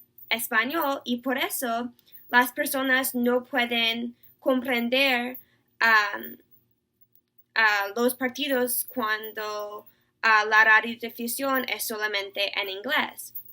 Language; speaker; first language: Spanish; non-native, learner; English